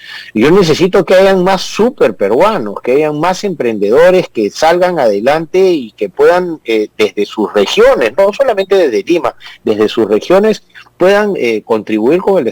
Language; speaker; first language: Spanish; native; Spanish